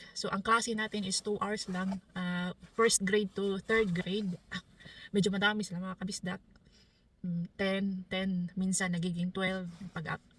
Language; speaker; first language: Filipino; non-native, local second language; Cebuano